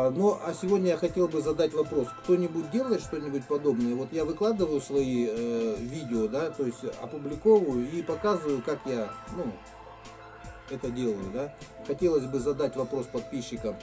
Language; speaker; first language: Russian; native; Russian